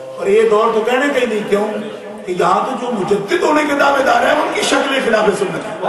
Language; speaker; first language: Urdu; native; Urdu